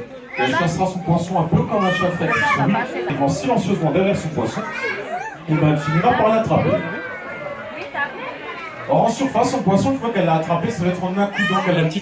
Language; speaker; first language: French; native; French